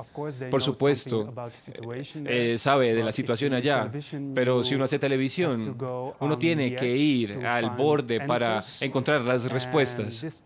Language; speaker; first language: Spanish; non-native, fluent; Dutch